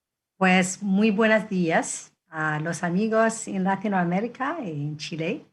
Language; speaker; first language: Spanish; non-native, fluent; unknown